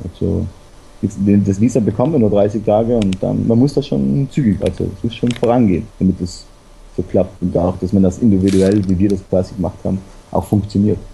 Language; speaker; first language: German; native; German